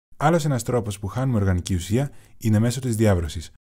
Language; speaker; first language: Greek; non-native, learner; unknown